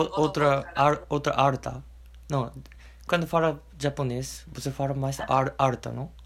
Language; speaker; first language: Portuguese; non-native, learner; Japanese